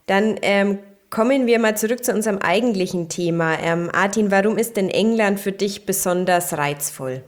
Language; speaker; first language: German; native; German